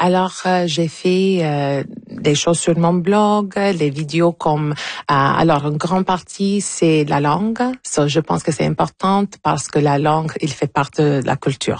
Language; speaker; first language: French; non-native, local second language; English